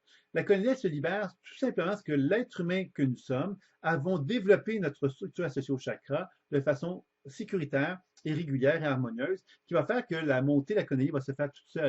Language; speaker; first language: French; native; French